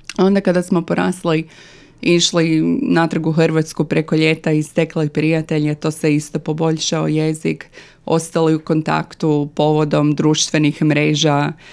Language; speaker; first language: Croatian; early bilingual, other home language; English